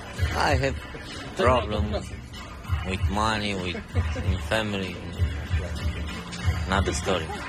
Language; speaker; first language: English; non-native, learner; Romanian